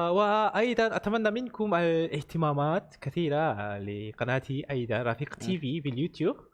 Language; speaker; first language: Arabic; non-native, learner; Korean